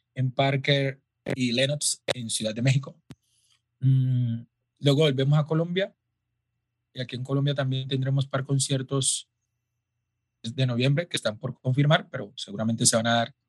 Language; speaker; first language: Spanish; native; Spanish